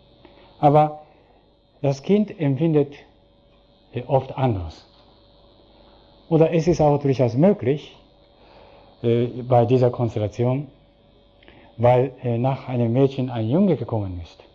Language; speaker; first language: German; non-native, fluent; Japanese